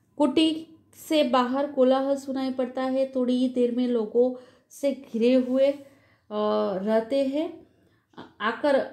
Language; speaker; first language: Hindi; non-native, local second language; Gujarati